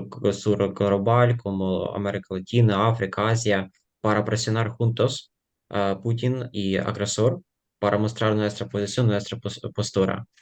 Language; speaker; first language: Spanish; non-native, fluent; Ukrainian